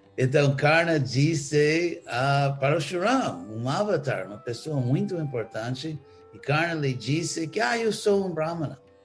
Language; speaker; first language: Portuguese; non-native, fluent; English